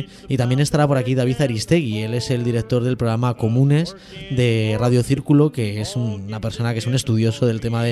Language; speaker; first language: Spanish; native; Spanish